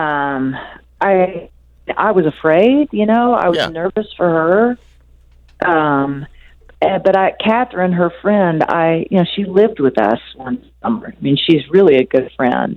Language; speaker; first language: English; native; English